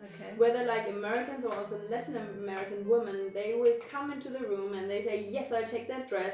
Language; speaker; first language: English; non-native, fluent; German